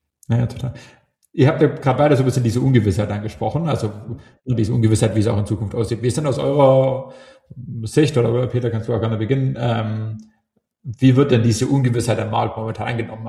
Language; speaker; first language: German; native; German